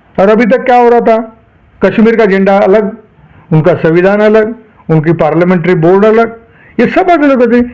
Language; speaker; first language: Hindi; non-native, local second language; Marathi